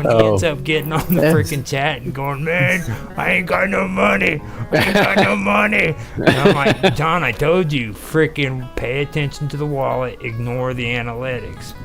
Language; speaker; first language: English; native; English